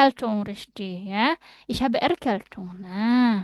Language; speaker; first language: German; non-native, fluent; Indonesian